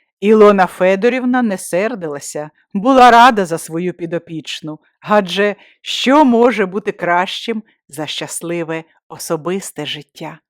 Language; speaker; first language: Ukrainian; native; Ukrainian